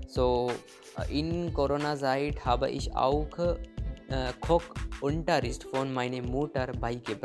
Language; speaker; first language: German; non-native, learner; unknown